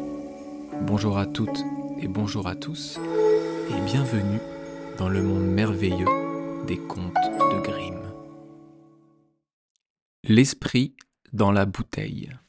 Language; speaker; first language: French; native; French